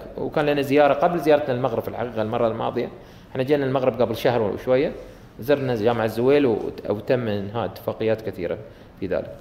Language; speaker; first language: Arabic; native; Arabic